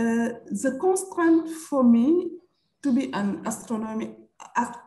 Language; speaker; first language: English; non-native, fluent; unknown